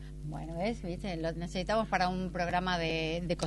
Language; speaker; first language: Spanish; native; Spanish